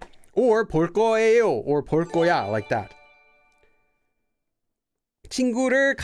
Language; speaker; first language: Korean; non-native, fluent; English